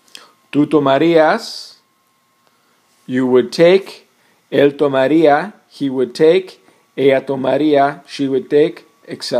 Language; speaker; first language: Spanish; non-native, fluent; English